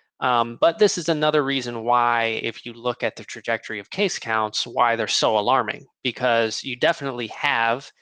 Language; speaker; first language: English; native; English